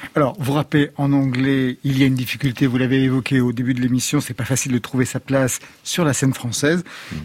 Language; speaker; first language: French; native; French